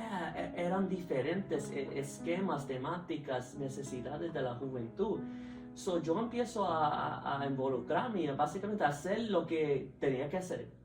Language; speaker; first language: Spanish; early bilingual, heritage; Spanish